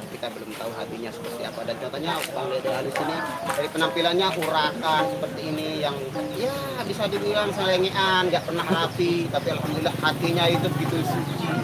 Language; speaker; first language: Indonesian; non-native, local second language; Sasak